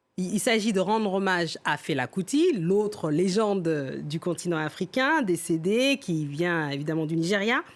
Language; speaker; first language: French; native; French